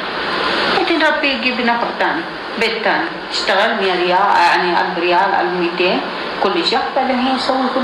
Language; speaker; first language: Arabic; non-native, learner; Amharic